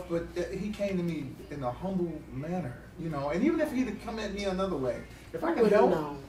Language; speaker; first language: English; native; English